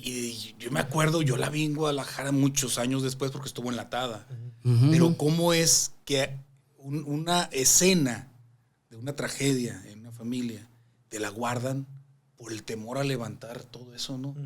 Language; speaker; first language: Spanish; native; Spanish